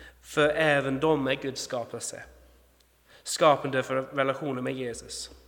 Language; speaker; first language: Swedish; non-native, fluent; English